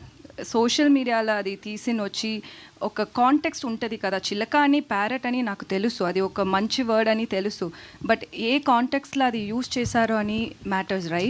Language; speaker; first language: Telugu; non-native, learner; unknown